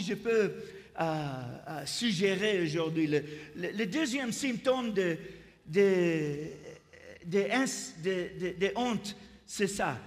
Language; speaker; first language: French; non-native, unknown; English